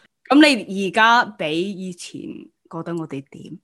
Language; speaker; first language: Cantonese; early bilingual, heritage; Cantonese